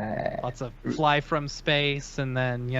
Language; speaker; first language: English; native; English